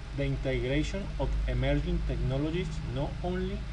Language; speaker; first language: English; non-native, learner; Spanish